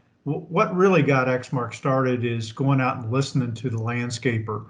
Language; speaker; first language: English; native; English